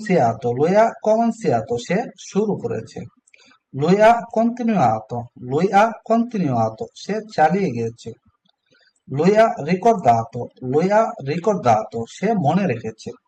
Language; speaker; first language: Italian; non-native, learner; Bangla